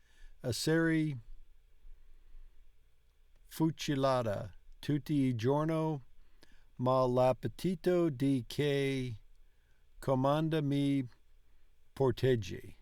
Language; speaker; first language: Italian; non-native, learner; English